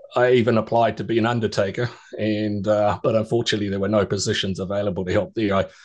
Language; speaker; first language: English; native; English